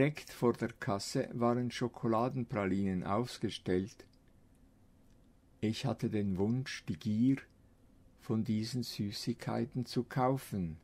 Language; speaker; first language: German; non-native, fluent; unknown